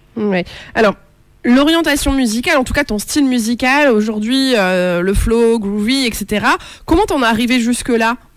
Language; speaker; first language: French; native; French